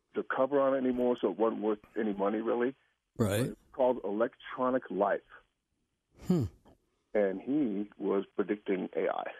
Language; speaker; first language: English; native; English